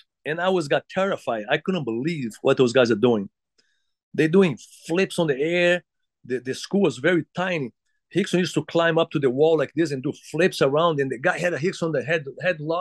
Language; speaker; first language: English; non-native, fluent; Portuguese